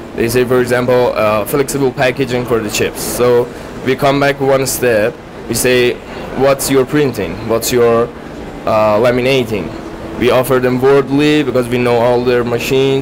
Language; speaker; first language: English; non-native, fluent; Persian